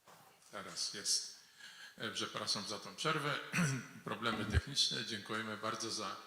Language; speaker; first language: Polish; native; Polish